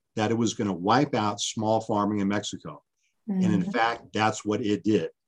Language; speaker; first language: English; early bilingual, other home language; Spanish